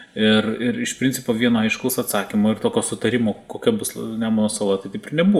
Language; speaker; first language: Lithuanian; native; Lithuanian